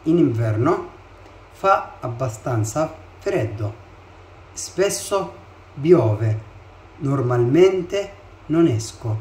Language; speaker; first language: Italian; non-native, fluent; Arabic